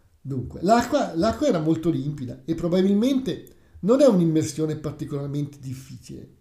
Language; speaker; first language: Italian; native; Italian